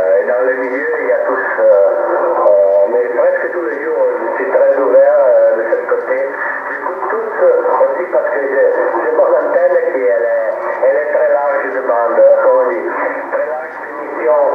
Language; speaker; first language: French; non-native, fluent; Italian